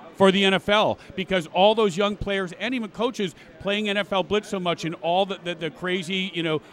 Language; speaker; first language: English; native; English